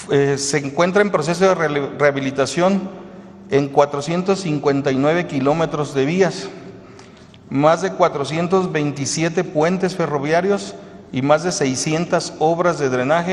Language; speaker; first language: Spanish; native; Spanish